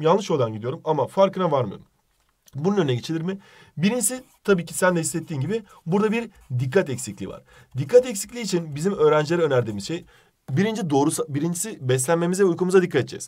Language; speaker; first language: Turkish; native; Turkish